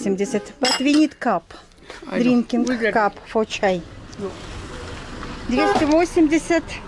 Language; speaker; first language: English; non-native, learner; Russian